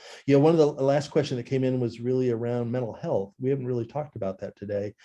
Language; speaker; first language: English; native; English